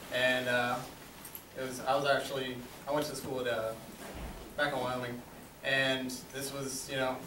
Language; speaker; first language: English; native; English